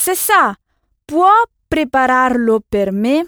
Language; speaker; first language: Italian; non-native, fluent; French